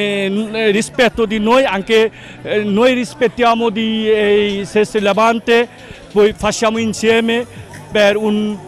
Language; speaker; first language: Italian; non-native, learner; Bangla